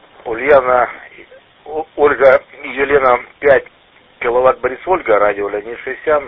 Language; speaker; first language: Russian; native; Russian